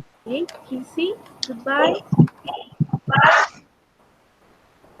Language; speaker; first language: English; non-native, fluent; Spanish